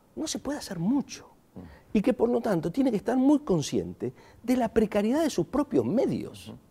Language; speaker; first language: Spanish; native; Spanish